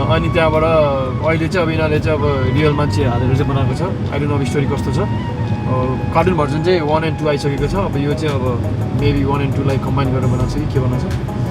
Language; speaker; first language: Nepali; non-native, local second language; Gurung